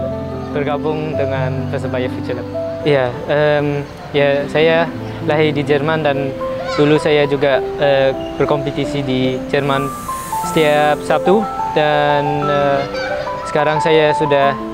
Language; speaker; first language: Indonesian; early bilingual, heritage; Indonesian